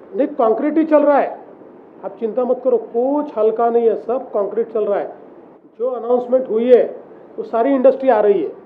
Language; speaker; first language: Hindi; non-native, local second language; Marathi